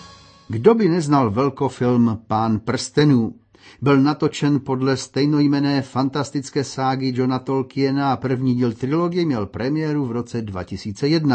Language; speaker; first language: Czech; native; Czech